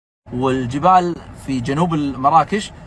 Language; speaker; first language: Arabic; native; Arabic